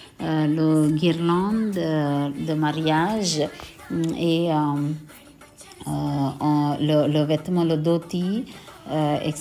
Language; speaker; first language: French; non-native, local second language; Tamil